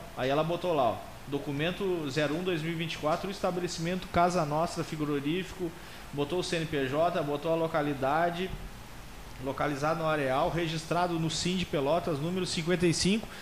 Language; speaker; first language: Portuguese; native; Portuguese